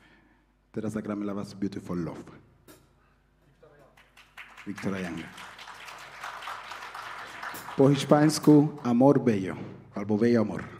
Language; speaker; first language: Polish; non-native, fluent; Spanish